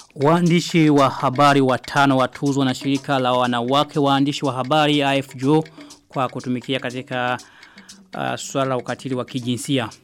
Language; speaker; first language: Swahili; non-native, local second language; Rundi